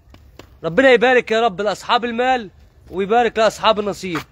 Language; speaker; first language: Arabic; native; Arabic